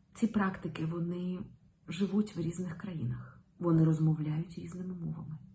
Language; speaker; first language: Ukrainian; non-native, local second language; Russian